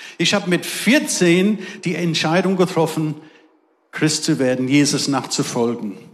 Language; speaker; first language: German; non-native, fluent; English